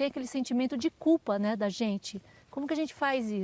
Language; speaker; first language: Portuguese; native; Portuguese